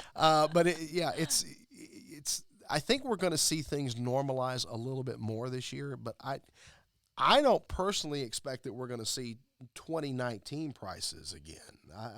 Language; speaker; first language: English; native; English